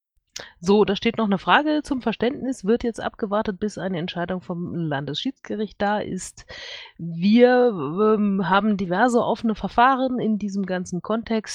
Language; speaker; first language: German; native; German